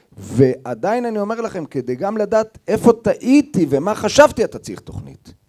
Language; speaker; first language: Hebrew; native; Hebrew